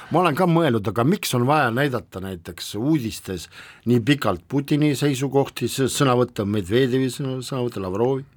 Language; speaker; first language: Estonian; non-native, local second language; Russian